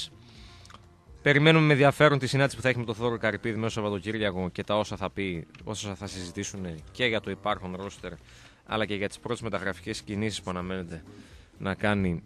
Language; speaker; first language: Greek; native; Greek